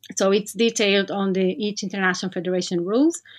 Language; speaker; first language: English; non-native, fluent; Portuguese